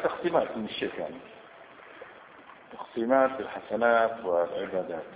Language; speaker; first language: Arabic; native; Arabic